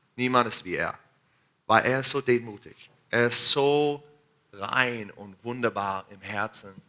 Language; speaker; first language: German; non-native, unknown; English